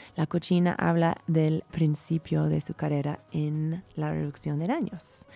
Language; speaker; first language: Spanish; non-native, fluent; English